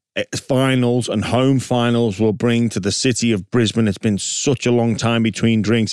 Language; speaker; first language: English; native; English